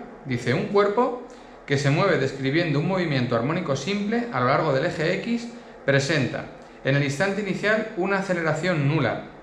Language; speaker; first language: Spanish; native; Spanish